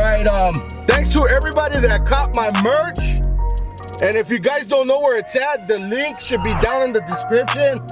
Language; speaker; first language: English; native; English